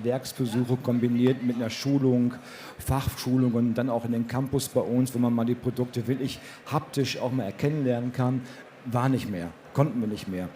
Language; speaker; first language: German; native; German